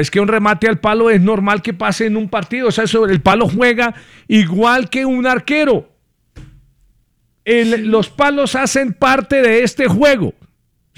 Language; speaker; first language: Spanish; native; Spanish